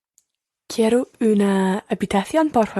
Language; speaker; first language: Spanish; non-native, learner; English